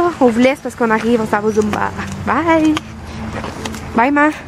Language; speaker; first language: French; native; French